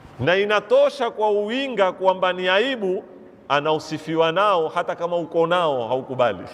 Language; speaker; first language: Swahili; native; Swahili